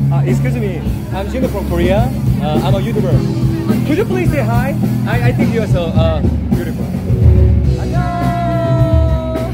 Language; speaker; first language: English; non-native, learner; Korean